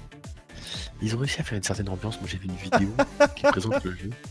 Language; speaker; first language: French; native; French